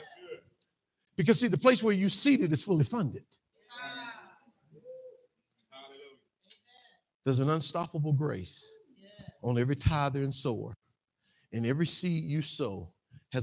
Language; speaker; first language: English; native; English